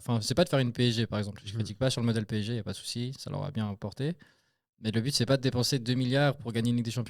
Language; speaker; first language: French; native; French